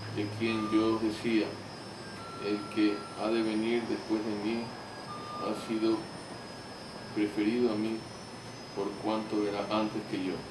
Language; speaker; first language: Spanish; native; Spanish